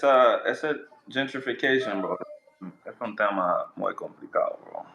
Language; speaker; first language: Spanish; non-native, learner; English